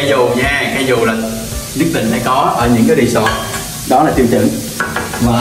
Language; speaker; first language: Vietnamese; native; Vietnamese